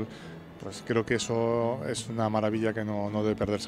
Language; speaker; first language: Spanish; native; Spanish